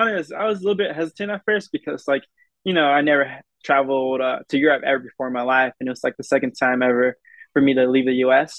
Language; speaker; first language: English; native; English